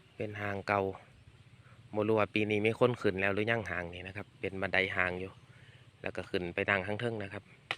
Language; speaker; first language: Thai; native; Thai